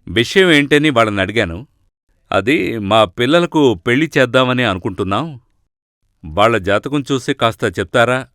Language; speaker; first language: Telugu; non-native, fluent; Malayalam